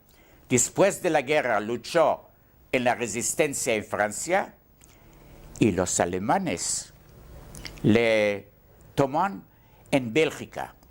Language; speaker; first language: Spanish; non-native, learner; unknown